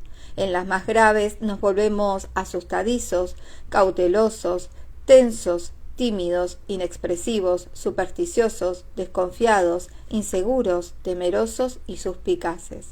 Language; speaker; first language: Spanish; native; Spanish